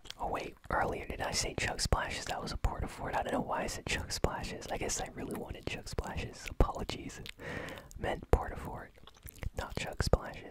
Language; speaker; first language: English; native; English